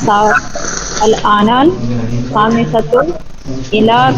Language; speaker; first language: Arabic; non-native, learner; Urdu